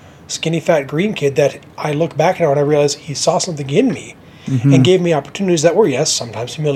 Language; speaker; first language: English; native; English